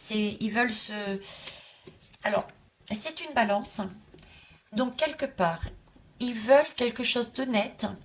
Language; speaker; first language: French; native; French